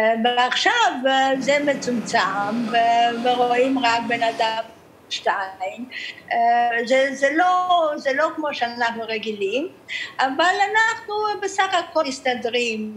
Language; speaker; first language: Hebrew; early bilingual, other home language; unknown